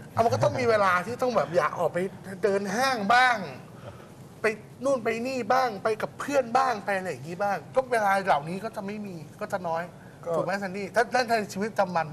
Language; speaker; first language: Thai; native; Thai